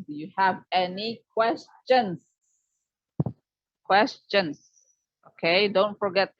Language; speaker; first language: English; non-native, fluent; Indonesian